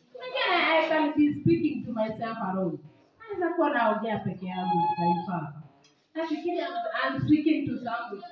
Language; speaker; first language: English; non-native, local second language; Swahili